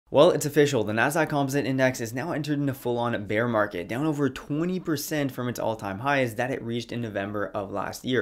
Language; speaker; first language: English; native; English